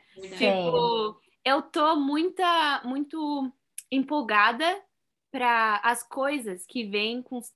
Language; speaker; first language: Portuguese; early bilingual, heritage; Portuguese